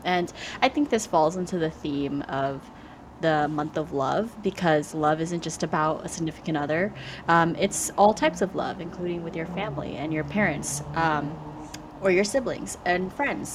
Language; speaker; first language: English; early bilingual, other home language; Vietnamese